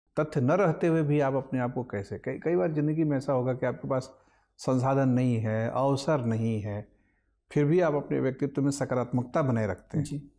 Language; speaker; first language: Hindi; native; Hindi